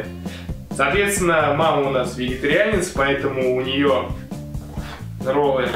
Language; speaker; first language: Russian; native; Russian